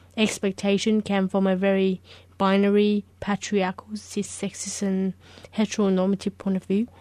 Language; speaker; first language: English; early bilingual, other home language; Vietnamese